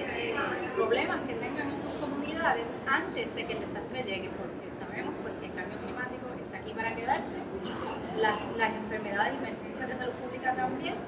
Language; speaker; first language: Spanish; native; Spanish